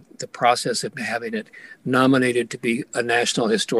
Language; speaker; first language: English; native; English